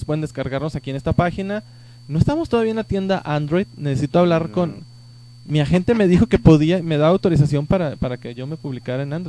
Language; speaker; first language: Spanish; native; Spanish